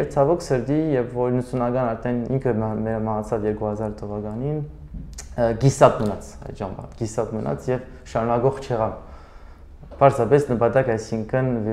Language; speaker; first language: Armenian; early bilingual, heritage; Armenian